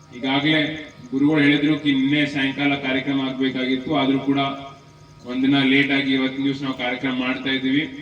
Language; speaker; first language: Kannada; native; Kannada